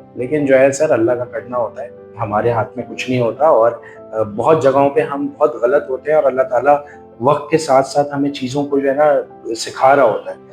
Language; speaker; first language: Urdu; native; Urdu